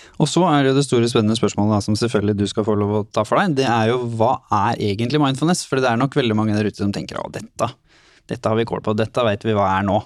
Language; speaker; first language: Norwegian; native; Norwegian